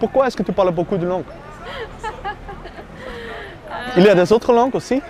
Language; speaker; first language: French; non-native, learner; Dutch